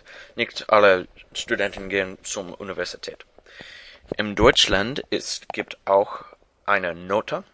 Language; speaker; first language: German; non-native, learner; English